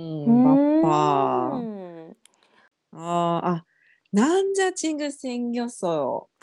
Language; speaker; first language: Korean; non-native, learner; Japanese